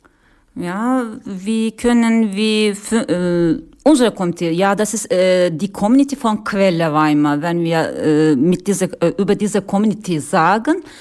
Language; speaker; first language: German; non-native, learner; Turkish